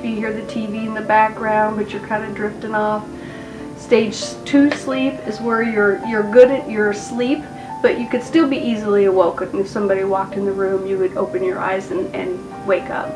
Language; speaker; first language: English; native; English